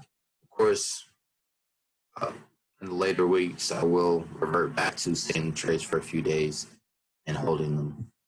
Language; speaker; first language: English; native; English